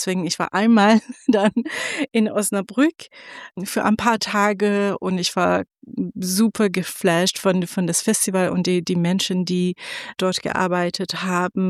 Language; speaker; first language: German; non-native, fluent; Persian